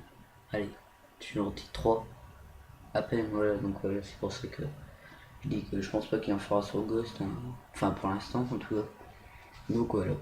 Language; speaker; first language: French; native; French